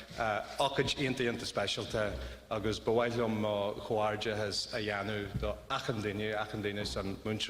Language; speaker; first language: Irish; non-native, learner; English